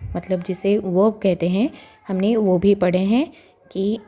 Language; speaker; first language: Hindi; non-native, local second language; Marathi